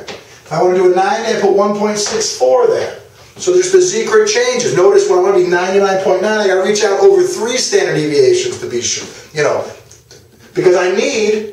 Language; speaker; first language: English; native; English